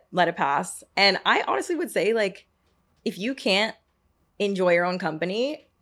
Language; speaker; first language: English; native; English